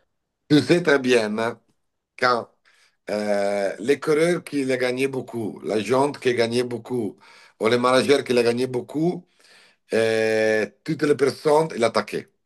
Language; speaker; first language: French; non-native, learner; Italian